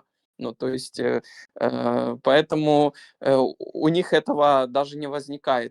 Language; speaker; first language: Russian; native; Russian